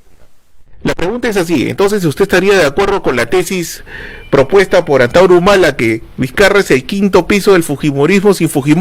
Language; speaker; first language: Spanish; native; Spanish